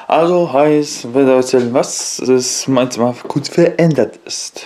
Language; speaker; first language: German; non-native, learner; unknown